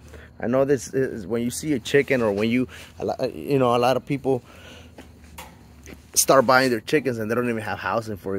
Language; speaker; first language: English; native; English